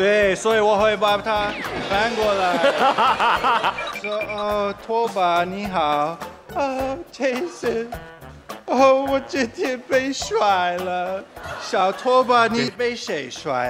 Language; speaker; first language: Chinese; non-native, fluent; English